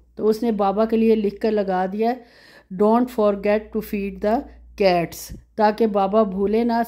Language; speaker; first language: Urdu; native; Urdu